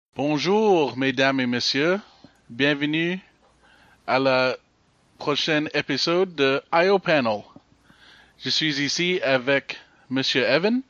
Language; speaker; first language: French; non-native, learner; English